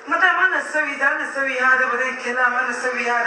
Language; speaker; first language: Arabic; non-native, learner; Hausa